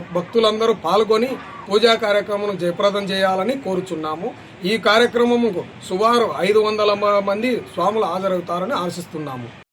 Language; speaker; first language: Telugu; native; Telugu